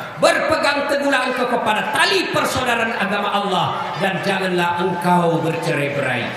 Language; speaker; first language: Indonesian; non-native, local second language; Buginese